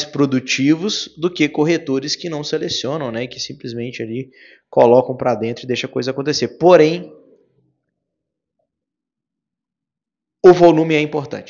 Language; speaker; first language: Portuguese; native; Portuguese